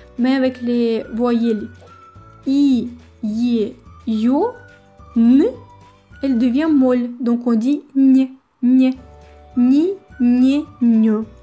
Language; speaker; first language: French; non-native, fluent; Russian